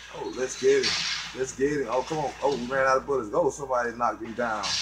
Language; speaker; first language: English; native; English